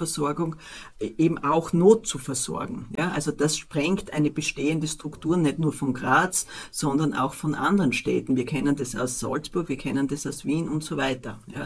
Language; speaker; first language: German; native; German